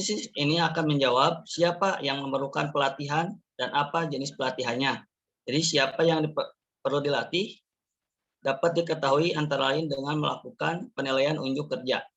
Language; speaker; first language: Indonesian; native; Indonesian